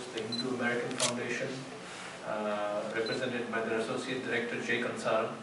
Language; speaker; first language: English; non-native, local second language; Gujarati